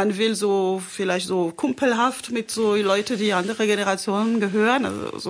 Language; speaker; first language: German; non-native, fluent; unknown